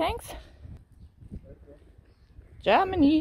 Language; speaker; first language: English; non-native, fluent; German